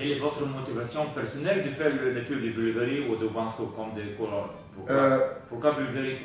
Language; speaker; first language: French; non-native, learner; Bulgarian